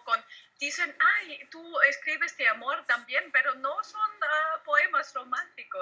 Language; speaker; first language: Spanish; non-native, learner; German